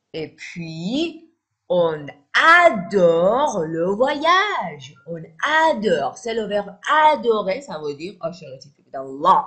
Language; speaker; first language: French; non-native, fluent; Persian